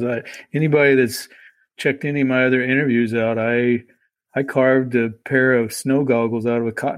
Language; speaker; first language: English; native; English